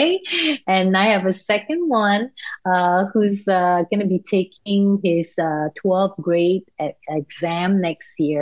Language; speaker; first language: English; non-native, local second language; Cantonese